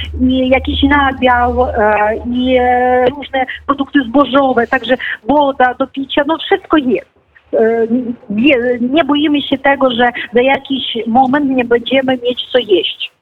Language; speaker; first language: Polish; non-native, fluent; Ukrainian